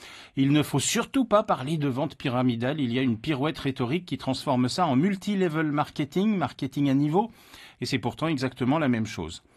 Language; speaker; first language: French; native; French